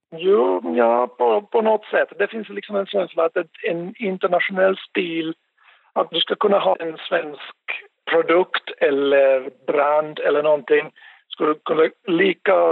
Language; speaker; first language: Swedish; non-native, local second language; Finnish